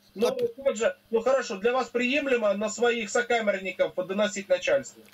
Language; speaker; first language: Russian; native; Russian